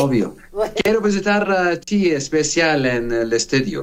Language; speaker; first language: Spanish; non-native, learner; Arabic